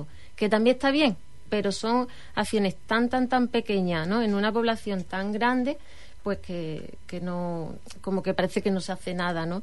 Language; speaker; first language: Spanish; native; Spanish